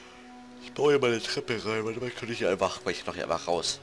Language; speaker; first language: German; native; German